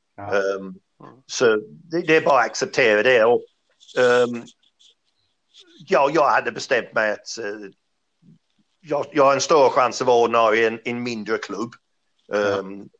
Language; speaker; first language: Swedish; non-native, fluent; English